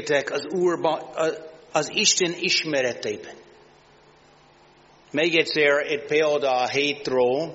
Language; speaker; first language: Hungarian; non-native, learner; English